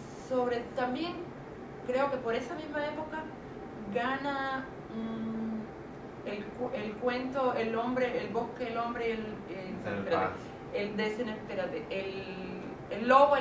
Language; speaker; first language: Spanish; native; Spanish